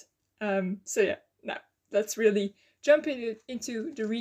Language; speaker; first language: English; non-native, fluent; Dutch